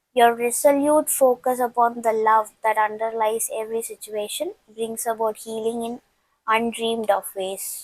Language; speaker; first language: English; non-native, local second language; Tamil